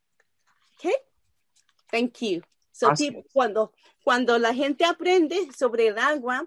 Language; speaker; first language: Spanish; non-native, learner; Japanese